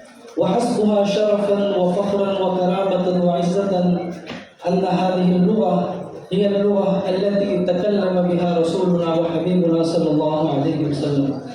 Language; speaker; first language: Arabic; non-native, fluent; Urdu